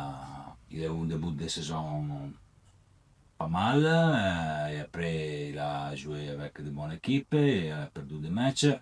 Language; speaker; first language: French; non-native, learner; Italian